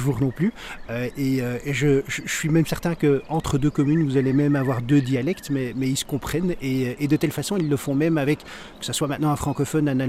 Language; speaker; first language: French; native; French